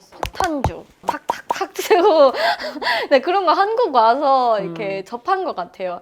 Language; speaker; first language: Korean; non-native, fluent; Burmese